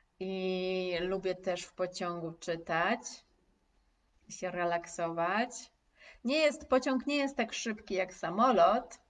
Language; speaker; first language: Polish; native; Polish